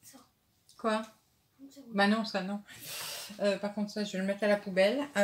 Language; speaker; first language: French; native; French